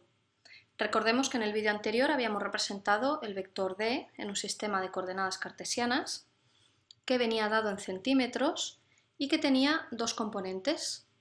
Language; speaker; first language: Spanish; native; Spanish